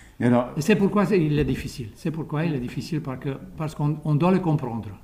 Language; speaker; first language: French; non-native, fluent; Romanian